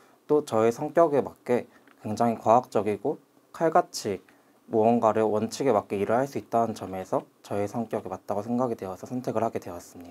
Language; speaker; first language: Korean; native; Korean